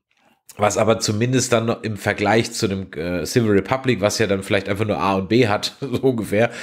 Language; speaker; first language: German; native; German